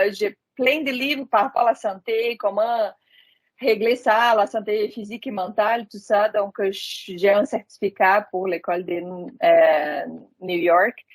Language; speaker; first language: French; non-native, fluent; Portuguese